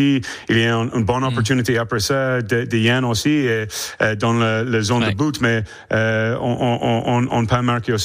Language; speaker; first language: French; non-native, learner; English